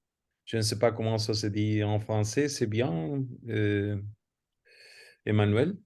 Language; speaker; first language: French; non-native, fluent; Spanish